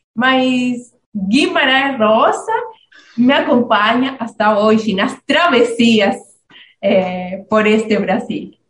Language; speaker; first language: Portuguese; non-native, fluent; Spanish